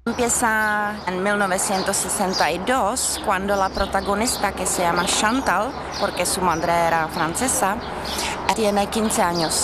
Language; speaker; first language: Spanish; non-native, fluent; Czech